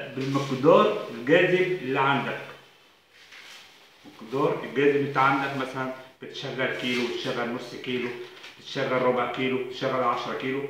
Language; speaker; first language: Arabic; native; Arabic